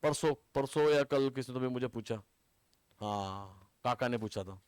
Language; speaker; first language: Hindi; non-native, local second language; Marathi